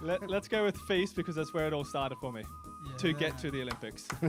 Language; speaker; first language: English; native; English